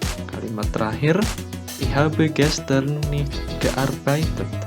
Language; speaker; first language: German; non-native, learner; Indonesian